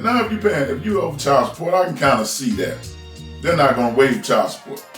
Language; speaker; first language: English; native; English